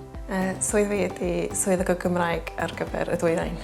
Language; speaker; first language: Welsh; native; Welsh